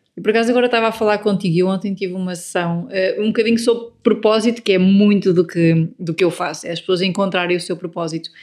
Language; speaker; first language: Portuguese; native; Portuguese